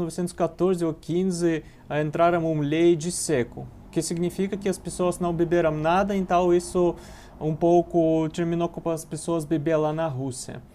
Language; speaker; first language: Portuguese; non-native, learner; Russian